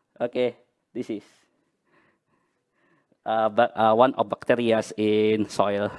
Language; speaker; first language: English; non-native, learner; Banjar